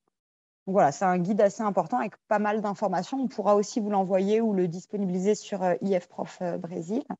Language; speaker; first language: French; native; French